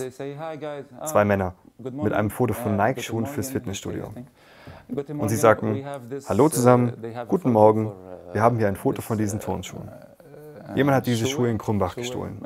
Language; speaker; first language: German; non-native, fluent; Arabic